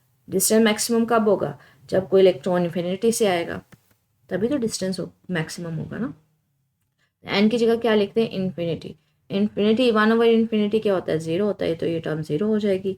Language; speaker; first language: Hindi; non-native, local second language; Punjabi